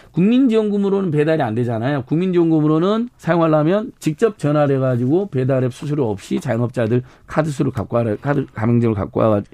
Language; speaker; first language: Korean; native; Korean